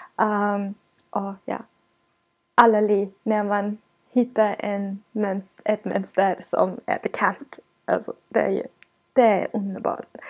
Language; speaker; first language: Swedish; non-native, fluent; German